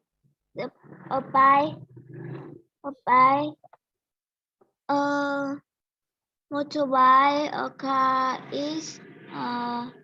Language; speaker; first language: English; non-native, learner; Vietnamese